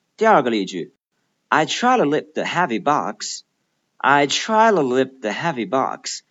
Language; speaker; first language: English; non-native, fluent; Chinese